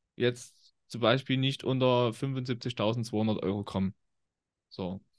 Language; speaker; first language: German; native; German